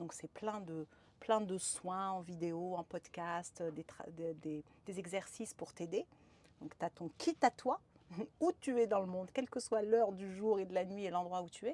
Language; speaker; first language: French; native; French